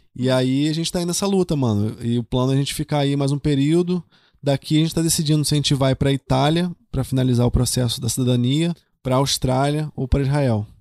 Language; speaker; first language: Portuguese; native; Portuguese